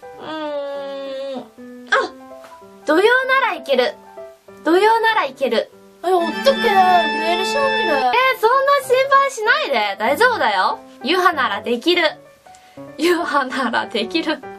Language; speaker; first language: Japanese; non-native, fluent; Korean